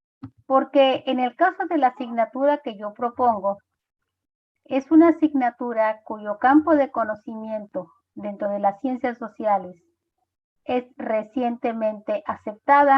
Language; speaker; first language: Spanish; native; Spanish